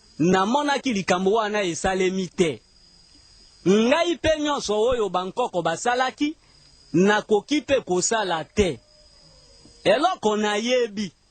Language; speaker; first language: Lingala; non-native, local second language; Mongo